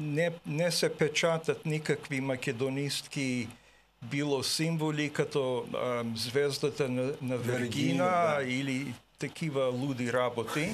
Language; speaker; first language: Bulgarian; early bilingual, heritage; Bulgarian